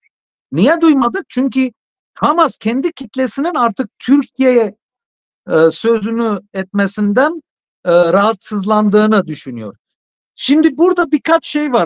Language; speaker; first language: Turkish; non-native, fluent; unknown